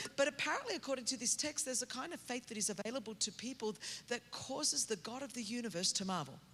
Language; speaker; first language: English; native; English